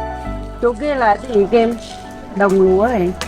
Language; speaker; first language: Vietnamese; native; Vietnamese